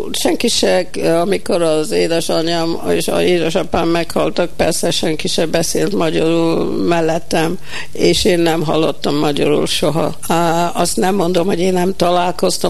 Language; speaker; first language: Hungarian; early bilingual, heritage; Hungarian